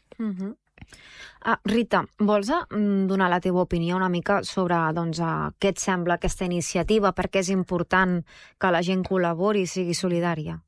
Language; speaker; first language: Catalan; native; Catalan